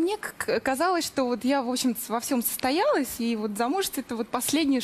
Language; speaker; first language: Russian; native; Russian